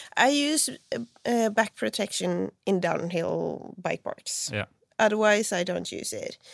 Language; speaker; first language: English; non-native, fluent; Swedish